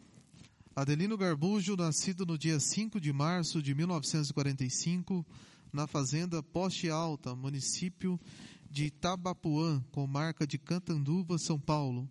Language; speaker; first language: Portuguese; native; Portuguese